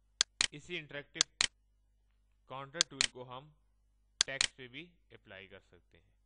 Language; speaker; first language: Urdu; native; Urdu